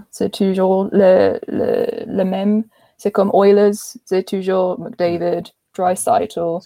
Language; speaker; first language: French; non-native, learner; English